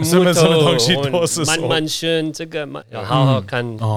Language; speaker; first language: Chinese; non-native, learner; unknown